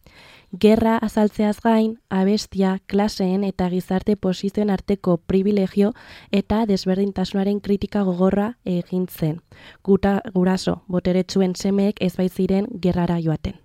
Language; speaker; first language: Basque; native; Basque